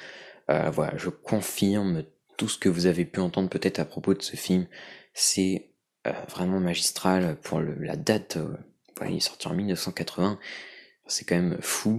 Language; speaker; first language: French; native; French